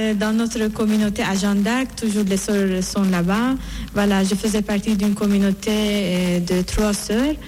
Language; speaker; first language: French; non-native, fluent; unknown